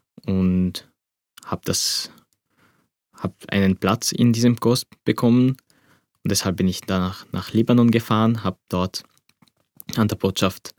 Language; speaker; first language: German; non-native, fluent; Arabic